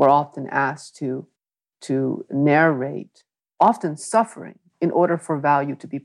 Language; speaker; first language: English; early bilingual, other home language; Vietnamese